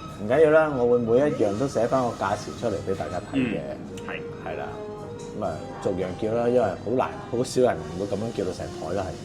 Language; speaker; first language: Cantonese; native; Cantonese